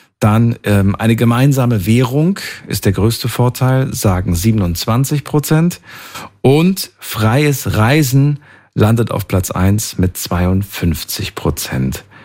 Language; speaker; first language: German; native; German